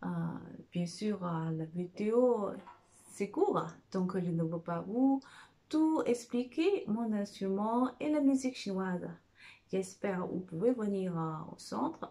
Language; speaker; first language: French; non-native, fluent; Chinese